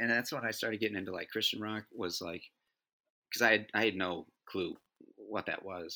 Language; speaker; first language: English; native; English